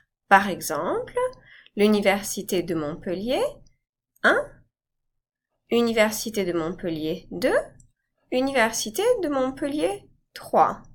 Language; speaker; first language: French; non-native, fluent; English